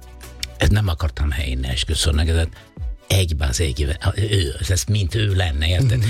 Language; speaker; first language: Hungarian; non-native, learner; Italian